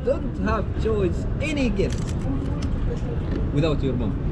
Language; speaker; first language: English; non-native, learner; Arabic